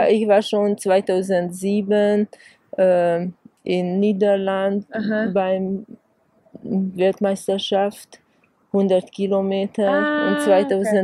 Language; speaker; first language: German; non-native, fluent; Hungarian